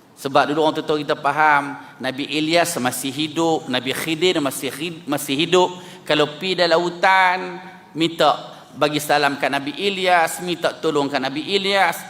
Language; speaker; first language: Malay; native; Malay